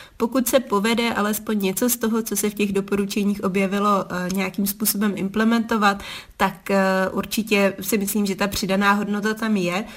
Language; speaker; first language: Czech; native; Czech